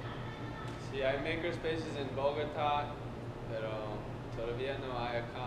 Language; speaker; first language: Spanish; non-native, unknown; English